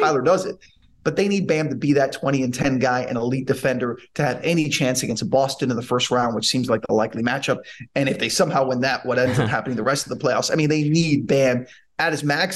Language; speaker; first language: English; native; English